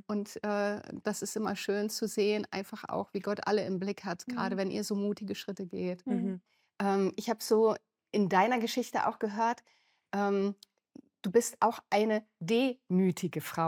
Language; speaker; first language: German; native; German